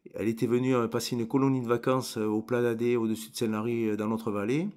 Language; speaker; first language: French; native; French